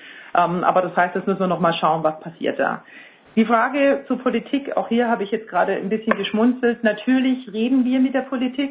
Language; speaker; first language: German; native; German